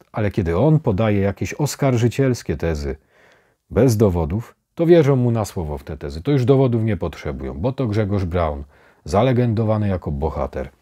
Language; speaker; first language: Polish; native; Polish